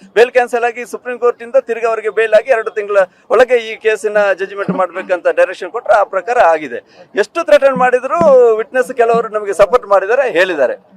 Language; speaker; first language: Kannada; native; Kannada